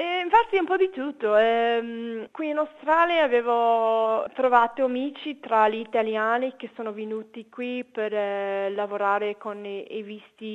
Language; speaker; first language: Italian; non-native, fluent; English